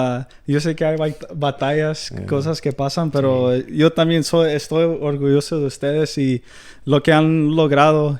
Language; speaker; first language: Spanish; early bilingual, heritage; Spanish